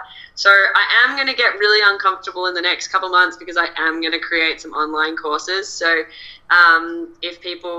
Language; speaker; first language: English; native; English